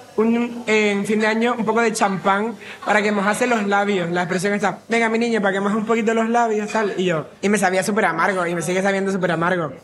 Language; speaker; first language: Spanish; native; Spanish